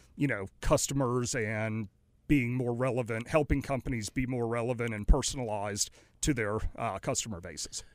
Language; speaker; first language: English; native; English